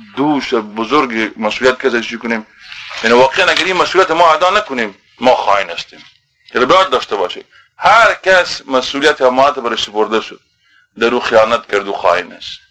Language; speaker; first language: Persian; native; Persian